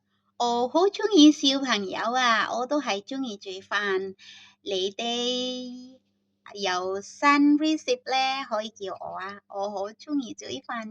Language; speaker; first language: Cantonese; non-native, fluent; Indonesian